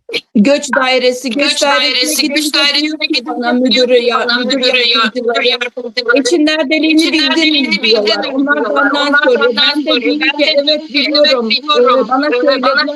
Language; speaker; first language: Turkish; non-native, learner; Turkmen